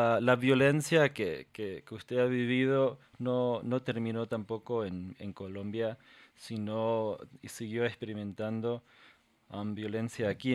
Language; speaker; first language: Spanish; non-native, fluent; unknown